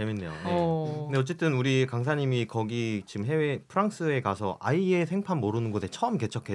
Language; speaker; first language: Korean; native; Korean